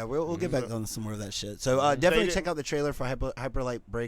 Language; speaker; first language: English; native; English